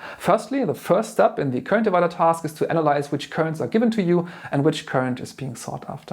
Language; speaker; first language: English; non-native, fluent; German